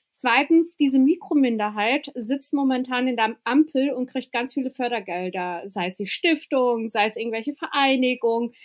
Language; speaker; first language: German; early bilingual, other home language; Albanian